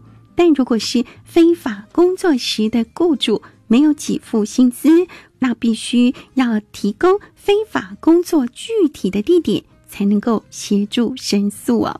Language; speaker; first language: Chinese; native; Chinese